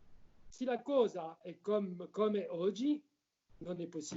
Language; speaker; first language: Italian; non-native, learner; French